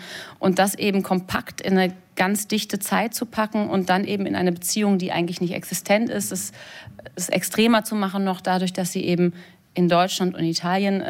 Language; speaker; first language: German; native; German